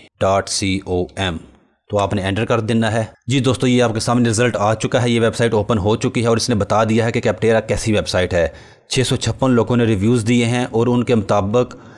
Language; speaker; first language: Urdu; non-native, local second language; Punjabi